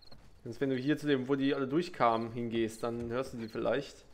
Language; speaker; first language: German; native; German